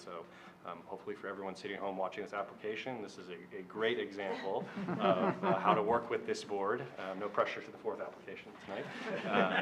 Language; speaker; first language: English; native; English